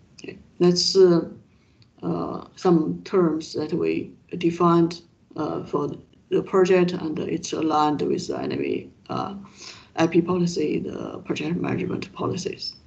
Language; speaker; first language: English; non-native, fluent; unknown